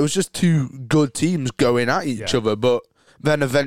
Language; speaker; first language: English; native; English